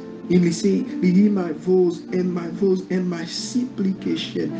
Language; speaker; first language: English; non-native, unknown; Haitian Creole